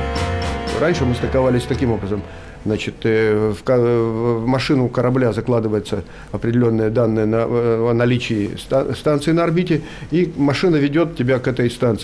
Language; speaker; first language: Russian; native; Russian